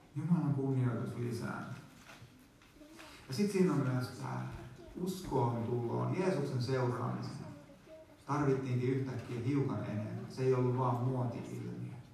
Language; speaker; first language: Finnish; native; Finnish